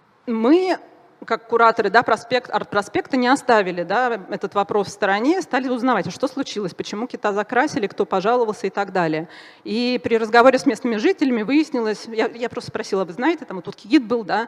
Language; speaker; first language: Russian; native; Russian